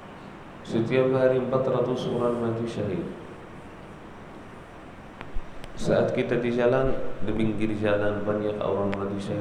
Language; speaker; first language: Indonesian; non-native, learner; Arabic